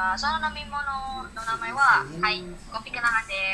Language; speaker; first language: Japanese; non-native, learner; Indonesian